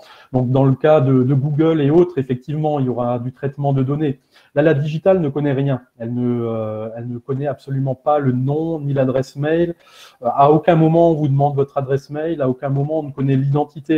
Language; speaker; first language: French; native; French